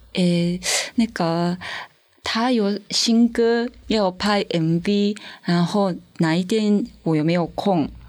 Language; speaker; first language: Chinese; non-native, fluent; Japanese